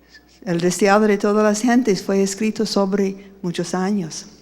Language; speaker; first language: Spanish; non-native, fluent; English